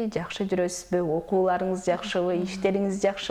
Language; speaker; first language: Kyrgyz; native; Kyrgyz